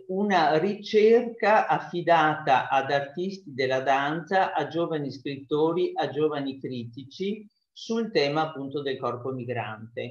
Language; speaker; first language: Italian; native; Italian